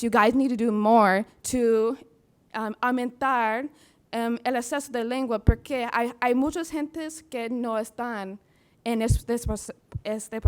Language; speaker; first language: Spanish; non-native, learner; English